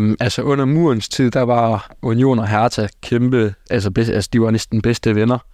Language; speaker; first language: Danish; early bilingual, other home language; German